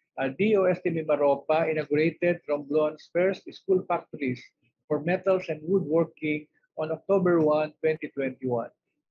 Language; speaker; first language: English; non-native, local second language; Filipino